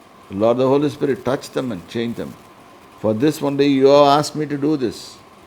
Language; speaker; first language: English; non-native, local second language; Tamil